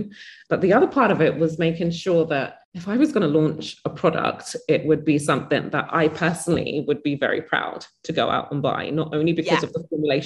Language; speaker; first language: English; native; English